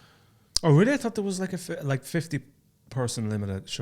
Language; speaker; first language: English; native; English